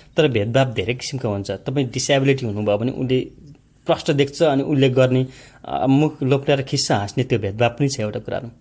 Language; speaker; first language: Nepali; native; Nepali